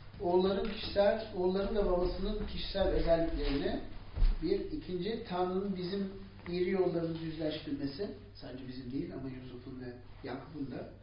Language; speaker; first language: Turkish; non-native, fluent; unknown